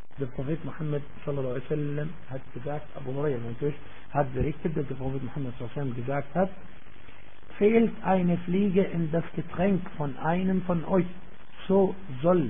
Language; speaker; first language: German; non-native, fluent; Arabic